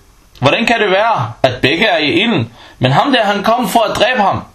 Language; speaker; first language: Danish; early bilingual, other home language; Arabic